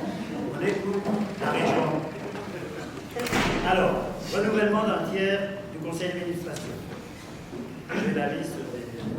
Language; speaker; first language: French; native; French